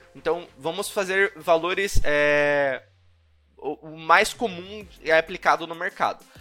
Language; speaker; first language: Portuguese; native; Portuguese